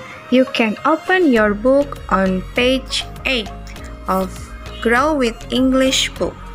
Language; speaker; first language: English; non-native, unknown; Indonesian